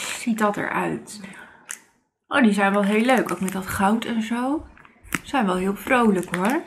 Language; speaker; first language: Dutch; native; Dutch